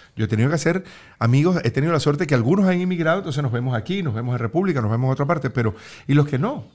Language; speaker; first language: Spanish; native; Spanish